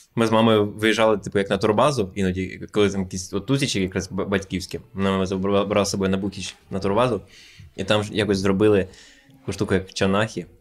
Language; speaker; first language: Ukrainian; non-native, local second language; Russian